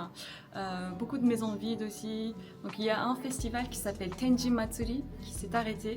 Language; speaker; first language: French; non-native, fluent; Japanese